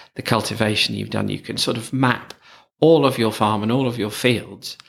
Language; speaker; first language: English; native; English